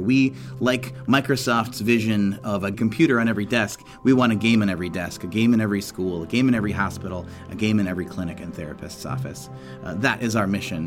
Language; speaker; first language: English; native; English